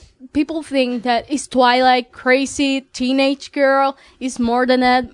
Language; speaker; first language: English; non-native, fluent; Spanish